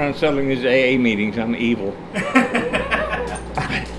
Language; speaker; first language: English; native; English